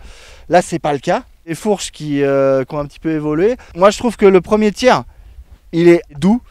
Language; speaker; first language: French; native; French